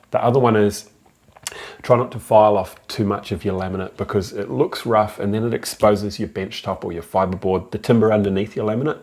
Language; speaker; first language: English; native; English